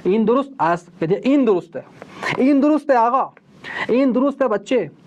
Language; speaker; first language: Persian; non-native, fluent; Urdu